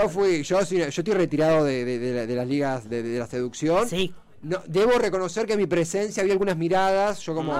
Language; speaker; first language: Spanish; native; Spanish